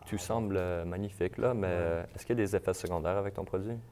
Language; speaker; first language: French; native; French